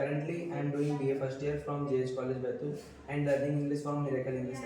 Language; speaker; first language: English; non-native, local second language; Hindi